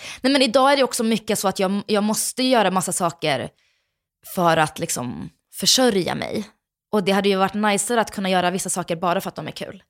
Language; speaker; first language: Swedish; early bilingual, other home language; Bosnian